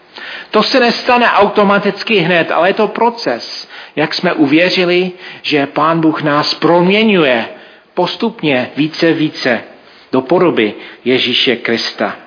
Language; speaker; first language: Czech; non-native, fluent; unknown